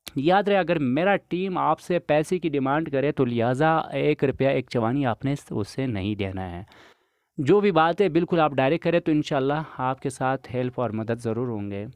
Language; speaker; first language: Urdu; non-native, local second language; Pashto